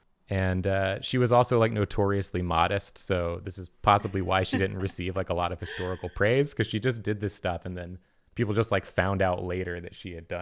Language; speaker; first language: English; native; English